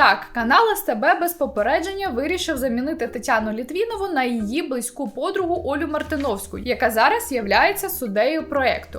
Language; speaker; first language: Ukrainian; native; Ukrainian